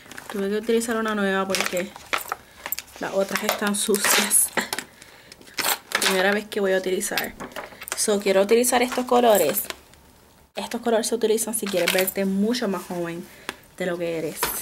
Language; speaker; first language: Spanish; native; Spanish